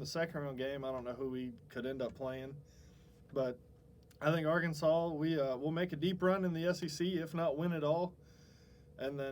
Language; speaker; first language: English; native; English